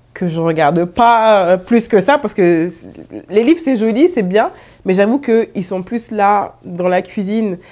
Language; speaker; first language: French; native; French